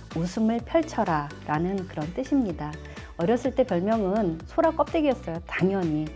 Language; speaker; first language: Korean; native; Korean